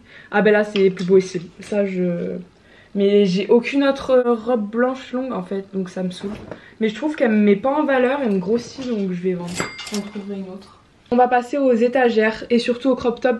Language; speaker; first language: French; native; French